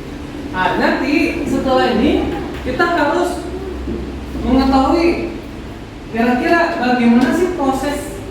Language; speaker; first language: Indonesian; non-native, local second language; Sundanese